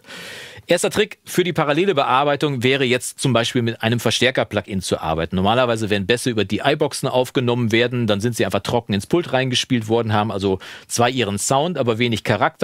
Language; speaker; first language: German; native; German